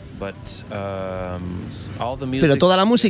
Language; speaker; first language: Spanish; non-native, learner; English